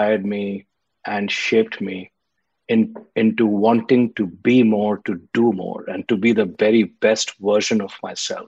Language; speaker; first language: English; non-native, local second language; Hindi